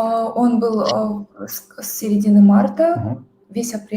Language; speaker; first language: Russian; native; Russian